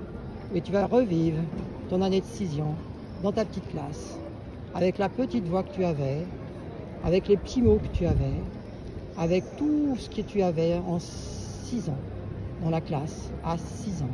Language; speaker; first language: French; native; French